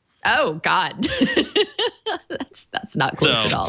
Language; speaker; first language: English; native; English